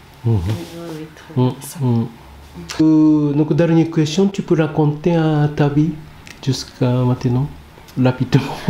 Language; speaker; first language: French; non-native, fluent; Japanese